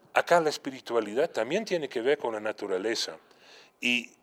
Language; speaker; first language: Spanish; non-native, fluent; Dutch